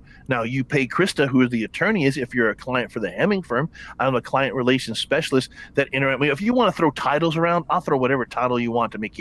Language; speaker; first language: English; native; English